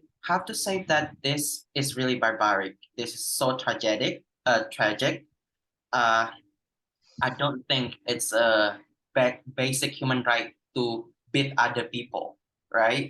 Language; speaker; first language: English; non-native, fluent; Indonesian